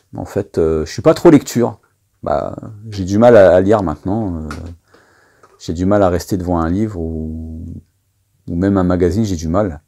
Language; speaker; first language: French; native; French